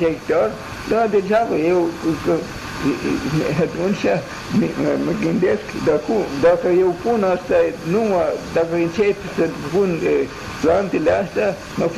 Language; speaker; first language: Romanian; non-native, local second language; German